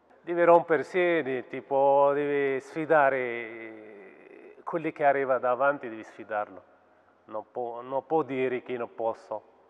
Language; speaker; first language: Italian; non-native, fluent; Arabic